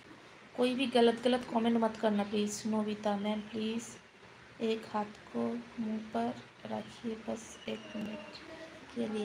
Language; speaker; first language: Hindi; non-native, local second language; Bangla